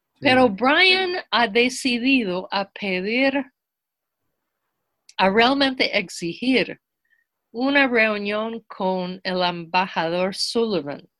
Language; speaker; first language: Spanish; non-native, fluent; English